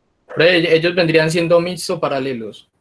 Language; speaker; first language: Spanish; native; Spanish